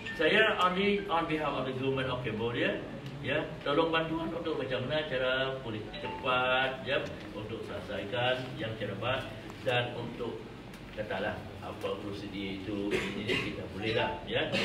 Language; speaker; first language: Indonesian; non-native, learner; Khmer